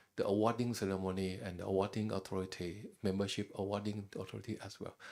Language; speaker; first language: English; non-native, fluent; Thai